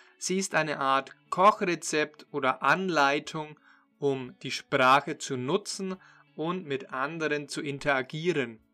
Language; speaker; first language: German; native; German